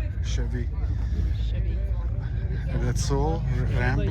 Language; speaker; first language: Swedish; early bilingual, heritage; Swedish